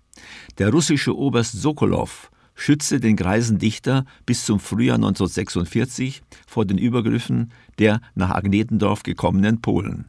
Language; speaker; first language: German; native; German